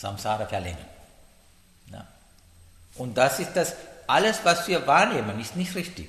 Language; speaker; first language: German; non-native, learner; Sinhala